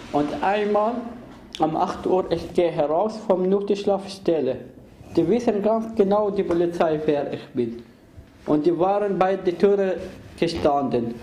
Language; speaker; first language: German; non-native, fluent; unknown